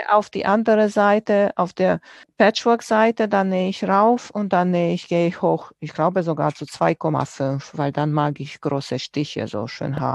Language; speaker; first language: German; non-native, fluent; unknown